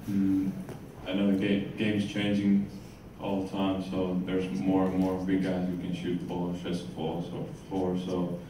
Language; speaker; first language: English; non-native, fluent; Finnish